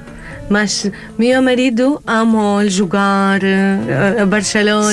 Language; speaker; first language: Portuguese; non-native, learner; Arabic